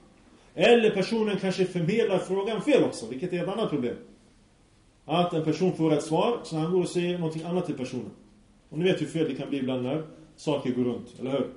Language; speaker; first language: Swedish; early bilingual, other home language; Arabic